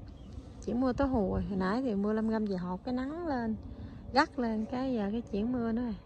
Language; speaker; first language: Vietnamese; native; Vietnamese